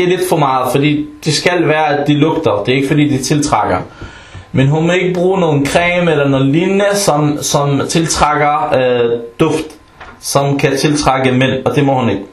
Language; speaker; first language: Danish; non-native, fluent; Arabic